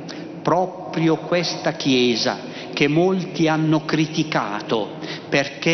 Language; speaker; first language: Italian; native; Italian